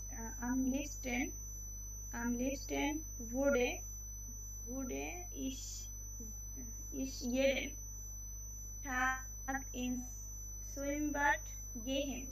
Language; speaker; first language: German; non-native, learner; Bangla